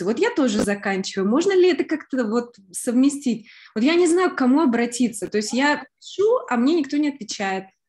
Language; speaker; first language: Russian; native; Russian